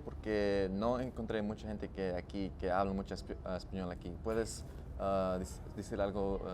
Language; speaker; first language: Spanish; non-native, learner; English